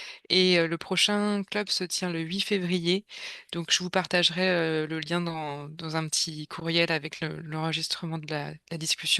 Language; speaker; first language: French; native; French